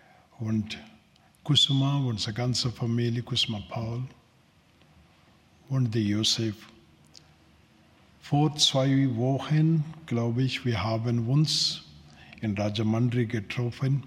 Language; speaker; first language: German; non-native, learner; Telugu